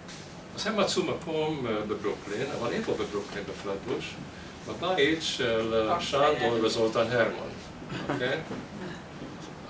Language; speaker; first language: Hebrew; non-native, fluent; Hungarian